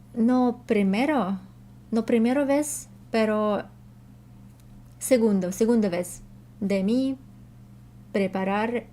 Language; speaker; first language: Spanish; non-native, learner; Russian